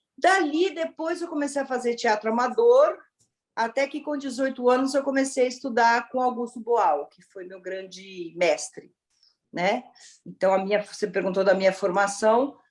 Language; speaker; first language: Portuguese; early bilingual, other home language; Italian